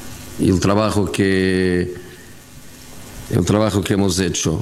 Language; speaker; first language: Spanish; non-native, fluent; Portuguese